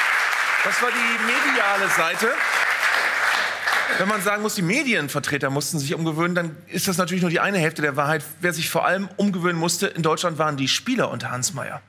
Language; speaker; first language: German; native; German